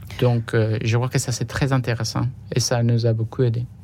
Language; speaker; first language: French; non-native, fluent; Spanish